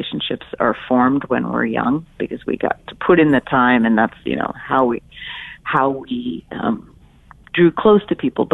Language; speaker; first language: English; native; English